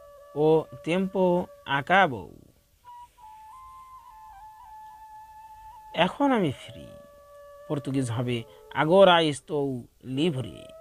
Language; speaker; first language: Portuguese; non-native, fluent; Bangla